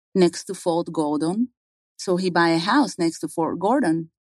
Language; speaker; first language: English; non-native, fluent; Hebrew